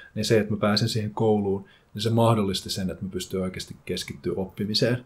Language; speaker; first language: Finnish; native; Finnish